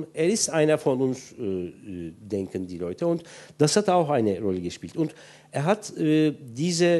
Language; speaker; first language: German; non-native, fluent; Turkish